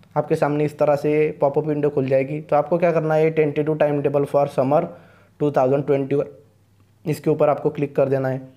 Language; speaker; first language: Hindi; non-native, local second language; Marathi